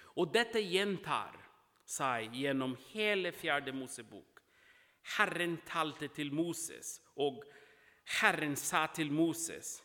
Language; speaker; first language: Norwegian; non-native, fluent; Portuguese